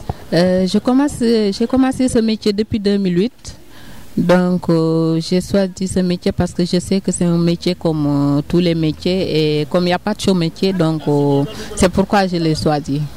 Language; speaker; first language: French; non-native, local second language; Wolof